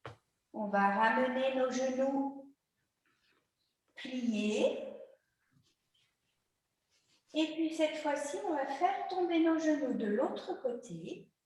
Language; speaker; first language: French; native; French